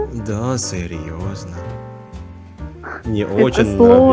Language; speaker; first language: Russian; non-native, learner; Indonesian